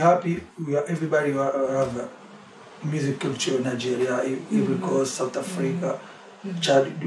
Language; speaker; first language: English; non-native, learner; French